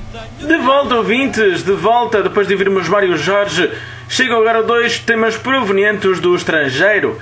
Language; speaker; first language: Portuguese; native; Portuguese